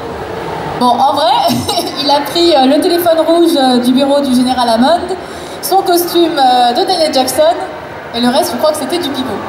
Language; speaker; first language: French; native; French